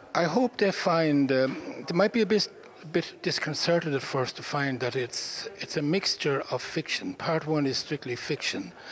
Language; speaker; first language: English; native; English